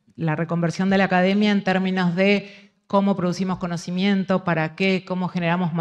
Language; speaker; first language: Spanish; native; Spanish